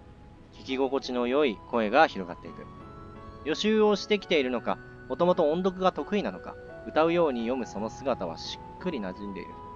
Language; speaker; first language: Japanese; native; Japanese